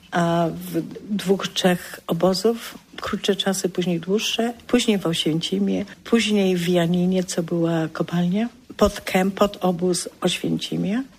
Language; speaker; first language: Polish; early bilingual, heritage; Polish